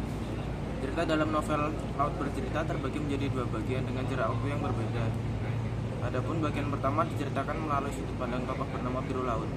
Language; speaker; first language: Indonesian; native; Indonesian